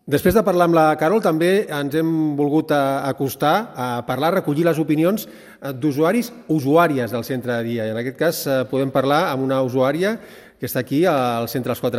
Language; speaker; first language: Catalan; native; Catalan